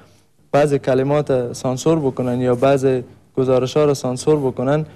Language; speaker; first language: Persian; native; Persian